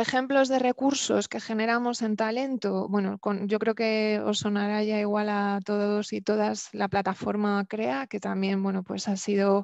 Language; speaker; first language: Spanish; native; Spanish